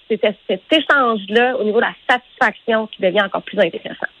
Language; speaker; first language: French; native; French